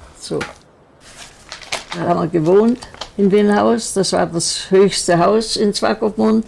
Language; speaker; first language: German; native; German